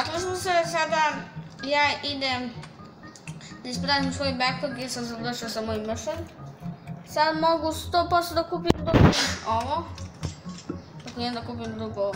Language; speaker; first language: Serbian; early bilingual, heritage; Serbian